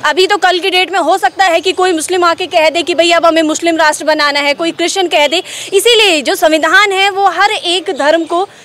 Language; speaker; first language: Hindi; native; Hindi